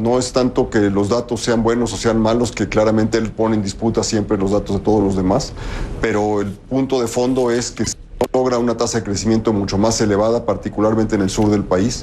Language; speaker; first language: Spanish; native; Spanish